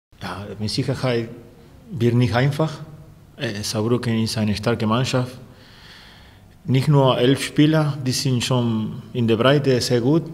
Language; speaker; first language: German; non-native, learner; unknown